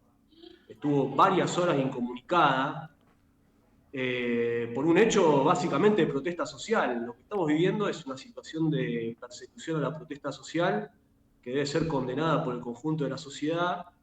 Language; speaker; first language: Spanish; native; Spanish